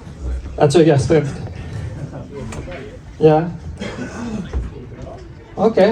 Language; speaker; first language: Swedish; non-native, learner; French